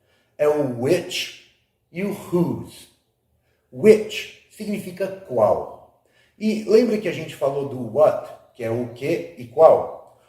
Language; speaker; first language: Portuguese; non-native, fluent; English